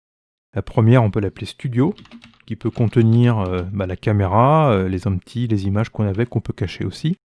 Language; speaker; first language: French; native; French